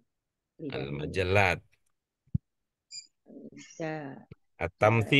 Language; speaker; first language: Arabic; non-native, fluent; Indonesian